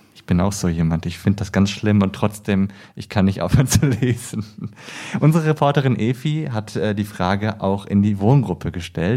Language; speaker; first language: German; native; German